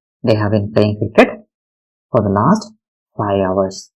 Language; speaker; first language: English; non-native, local second language; Malayalam